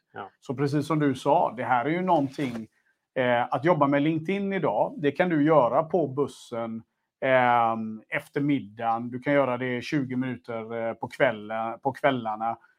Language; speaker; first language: Swedish; native; Swedish